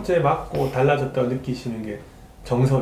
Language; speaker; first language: Korean; native; Korean